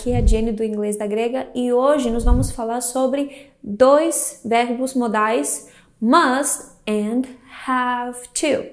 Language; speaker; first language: Portuguese; non-native, fluent; Greek